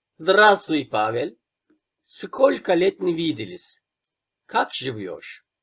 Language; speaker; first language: Russian; non-native, fluent; Turkish